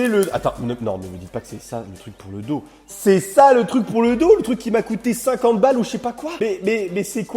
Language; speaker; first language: French; native; French